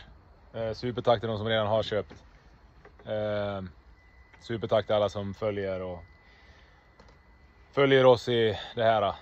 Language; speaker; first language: Swedish; native; Swedish